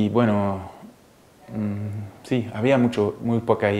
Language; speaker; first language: Spanish; early bilingual, heritage; Spanish